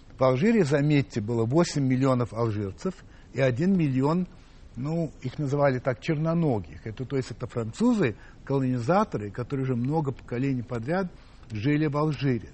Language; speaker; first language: Russian; non-native, fluent; English